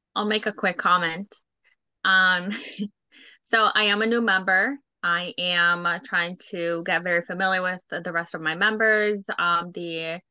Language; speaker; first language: English; native; English